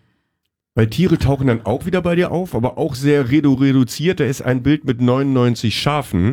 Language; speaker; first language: German; native; German